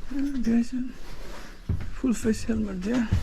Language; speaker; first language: English; non-native, learner; Nepali